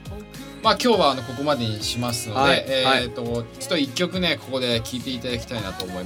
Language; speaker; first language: Japanese; native; Japanese